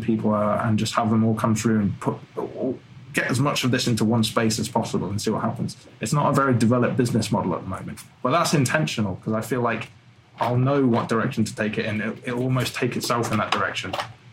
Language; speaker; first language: English; native; English